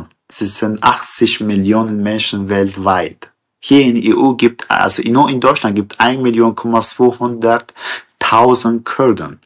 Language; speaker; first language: German; non-native, learner; Kurdish